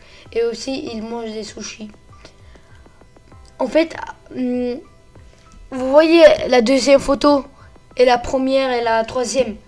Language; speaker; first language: French; early bilingual, other home language; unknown